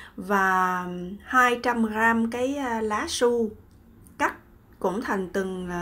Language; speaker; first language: Vietnamese; native; Vietnamese